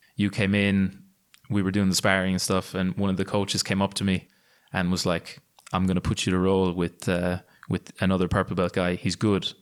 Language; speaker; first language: English; native; English